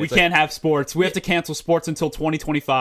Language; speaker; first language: English; native; English